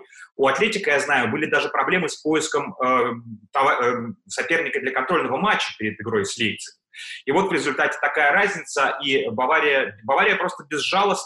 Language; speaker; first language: Russian; native; Russian